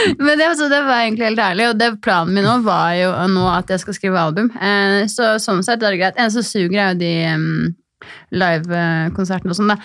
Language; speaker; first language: Norwegian; native; Norwegian